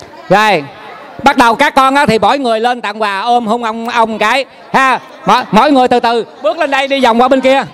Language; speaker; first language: Vietnamese; native; Vietnamese